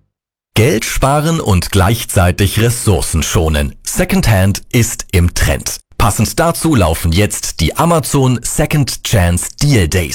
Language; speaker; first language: German; native; German